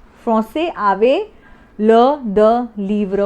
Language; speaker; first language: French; non-native, fluent; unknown